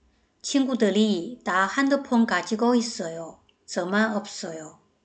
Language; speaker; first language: Korean; non-native, fluent; Chinese